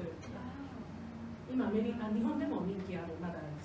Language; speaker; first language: Japanese; non-native, fluent; English